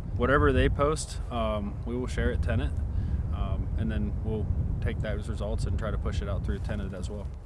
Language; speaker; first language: English; native; English